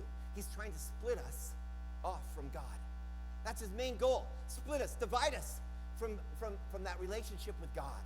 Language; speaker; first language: English; native; English